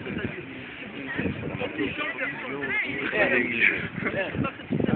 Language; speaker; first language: French; non-native, fluent; Portuguese